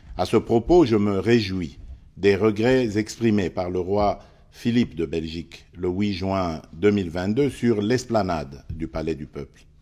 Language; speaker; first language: French; non-native, local second language; Luba-Lulua